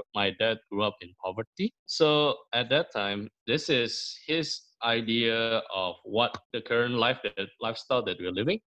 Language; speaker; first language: English; early bilingual, other home language; Indonesian